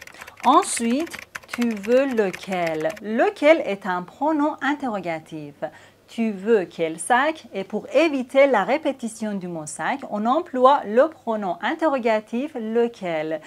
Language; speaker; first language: French; native; French